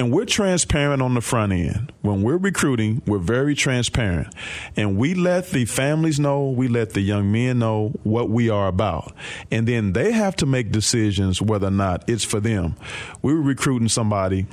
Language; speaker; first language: English; native; English